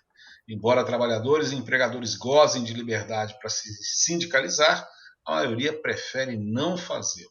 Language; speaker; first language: Portuguese; native; Portuguese